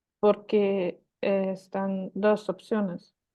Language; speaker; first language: Spanish; non-native, learner; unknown